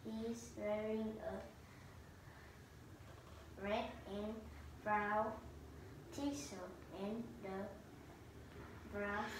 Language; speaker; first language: English; non-native, learner; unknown